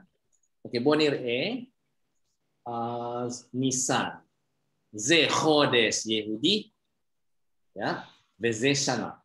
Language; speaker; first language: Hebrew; non-native, fluent; Indonesian